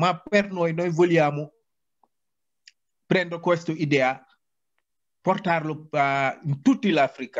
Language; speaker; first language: Italian; non-native, learner; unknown